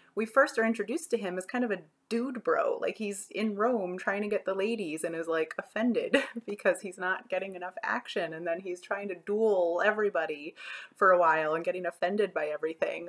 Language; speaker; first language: English; native; English